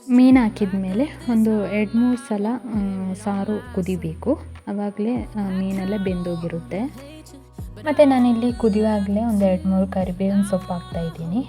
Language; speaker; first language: Kannada; non-native, local second language; Malayalam